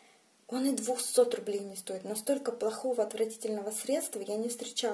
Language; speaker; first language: Russian; native; Russian